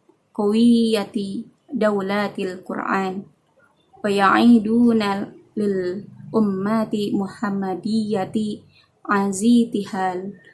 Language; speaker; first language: Arabic; non-native, fluent; Indonesian